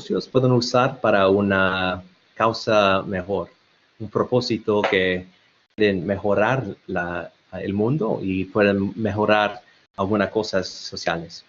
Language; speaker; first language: Spanish; non-native, learner; English